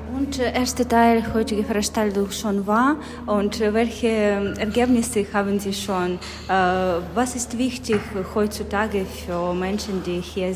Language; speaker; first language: German; non-native, learner; Ukrainian